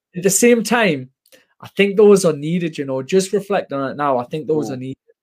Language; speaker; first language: English; native; English